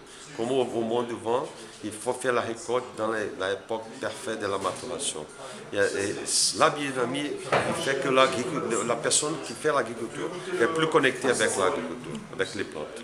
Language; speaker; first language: French; non-native, learner; Portuguese